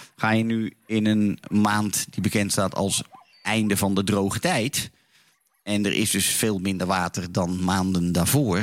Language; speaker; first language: Dutch; native; Dutch